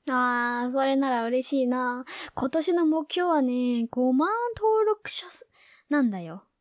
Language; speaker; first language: Japanese; non-native, fluent; Burmese